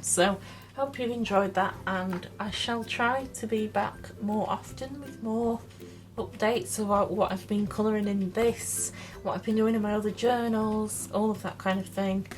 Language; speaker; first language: English; native; English